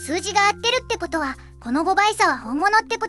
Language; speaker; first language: Japanese; native; Japanese